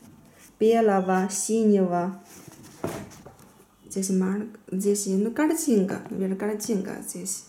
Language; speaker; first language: Russian; non-native, learner; Chinese